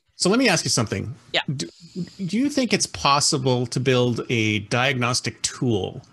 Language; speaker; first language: English; native; English